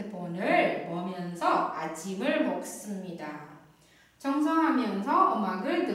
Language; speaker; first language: Korean; non-native, fluent; Indonesian